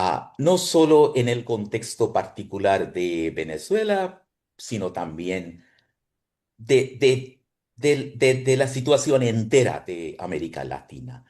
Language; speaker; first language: Spanish; non-native, fluent; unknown